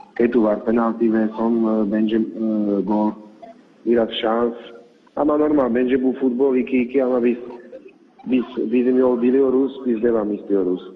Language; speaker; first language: Turkish; non-native, learner; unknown